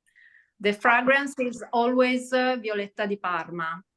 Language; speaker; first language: English; non-native, learner; Italian